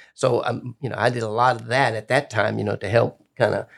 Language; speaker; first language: English; early bilingual, other home language; Spanish